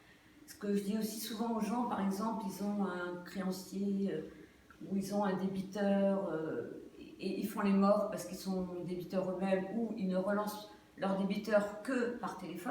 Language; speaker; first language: French; native; French